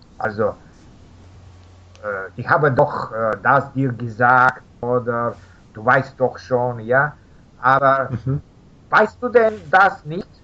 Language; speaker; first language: German; non-native, fluent; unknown